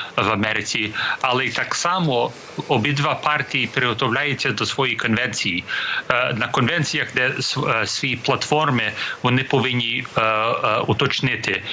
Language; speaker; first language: Ukrainian; early bilingual, heritage; English